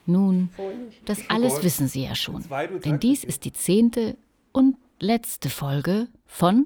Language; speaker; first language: German; native; German